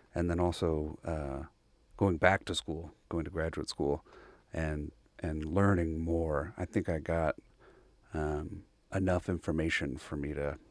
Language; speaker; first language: English; native; English